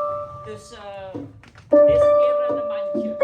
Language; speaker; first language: Dutch; non-native, fluent; Indonesian